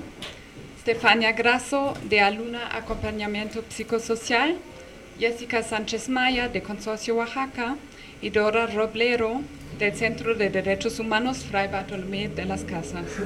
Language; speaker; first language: Spanish; non-native, fluent; German